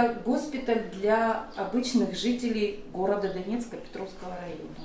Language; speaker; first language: Russian; native; Russian